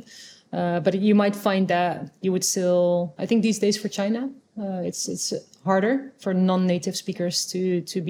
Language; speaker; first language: English; non-native, fluent; Dutch